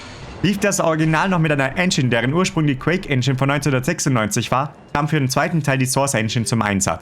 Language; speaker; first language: German; native; German